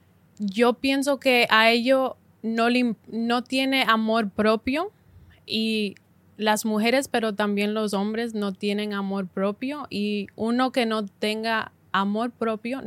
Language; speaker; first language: Spanish; early bilingual, heritage; Spanish